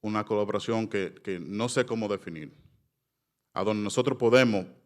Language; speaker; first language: Spanish; early bilingual, heritage; Spanish